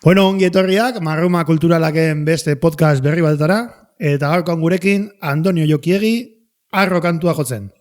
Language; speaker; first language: Basque; native; Basque